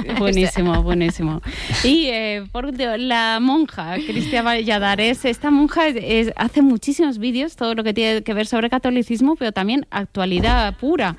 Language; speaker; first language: Spanish; native; Spanish